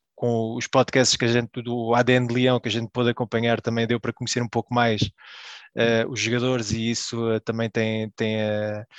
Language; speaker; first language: Portuguese; early bilingual, heritage; Portuguese